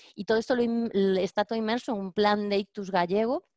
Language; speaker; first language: Spanish; native; Spanish